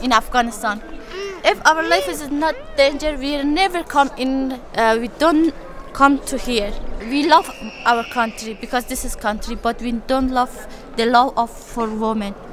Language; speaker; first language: English; non-native, learner; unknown